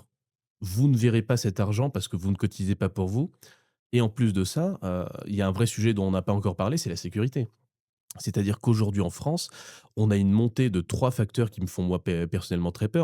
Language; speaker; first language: French; native; French